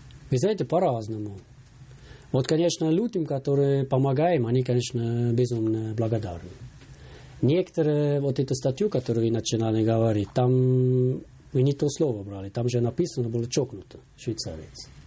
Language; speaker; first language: Russian; non-native, fluent; Swiss German